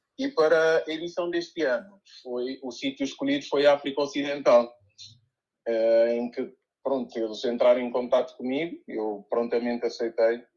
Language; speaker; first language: Portuguese; early bilingual, other home language; Upper Guinea Crioulo